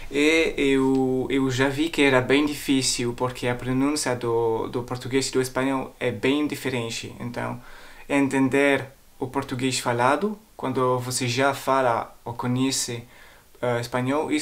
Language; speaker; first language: Portuguese; non-native, fluent; French